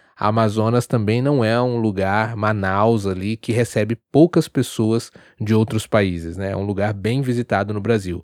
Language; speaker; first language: Portuguese; native; Portuguese